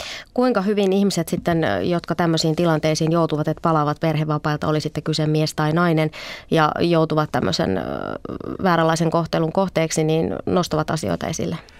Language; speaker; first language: Finnish; native; Finnish